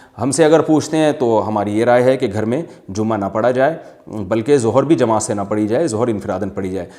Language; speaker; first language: Urdu; native; Urdu